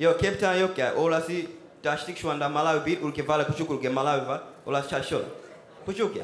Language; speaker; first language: Turkish; non-native, learner; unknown